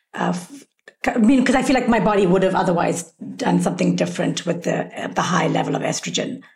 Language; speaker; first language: English; native; English